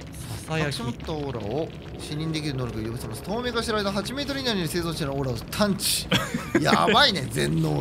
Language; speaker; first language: Japanese; native; Japanese